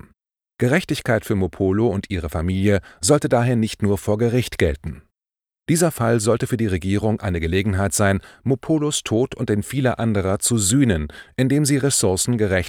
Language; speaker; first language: German; native; German